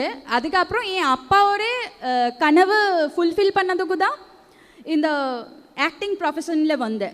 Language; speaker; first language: Tamil; non-native, local second language; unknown